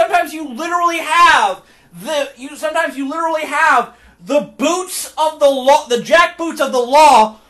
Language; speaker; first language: English; native; English